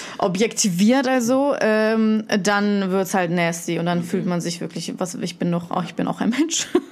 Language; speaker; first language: German; early bilingual, other home language; Russian